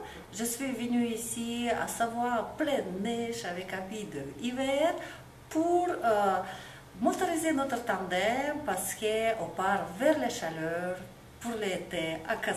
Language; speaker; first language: French; non-native, fluent; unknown